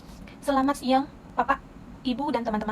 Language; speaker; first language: Indonesian; non-native, learner; Khmer